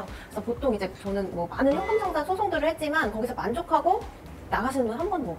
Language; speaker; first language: Korean; native; Korean